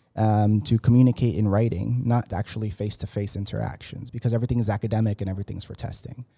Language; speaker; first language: English; early bilingual, other home language; Spanish